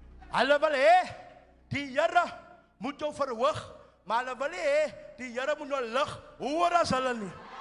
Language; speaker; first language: Afrikaans; early bilingual, heritage; Afrikaans